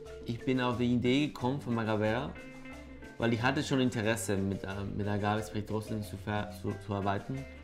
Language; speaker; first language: German; non-native, fluent; Spanish